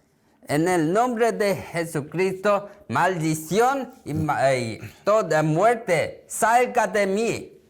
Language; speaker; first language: Spanish; non-native, learner; Korean